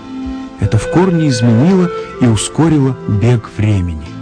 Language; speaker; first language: Russian; native; Russian